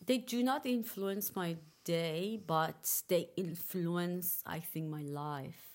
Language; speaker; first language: English; non-native, fluent; Persian